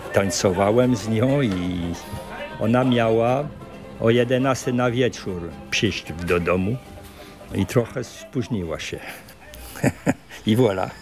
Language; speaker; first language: Polish; early bilingual, heritage; French